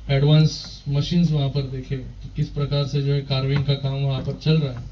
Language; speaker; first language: Hindi; non-native, local second language; Marathi